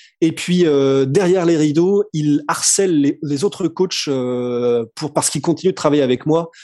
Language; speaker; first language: French; native; French